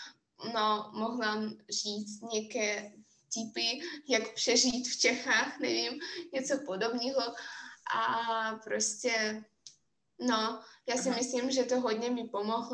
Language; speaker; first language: Czech; non-native, fluent; Russian